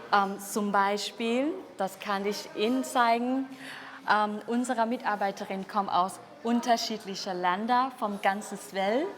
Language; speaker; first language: German; non-native, learner; Thai